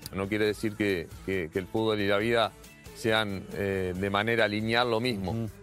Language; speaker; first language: Spanish; native; Spanish